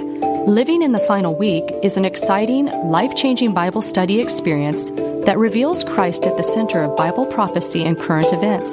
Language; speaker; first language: English; native; English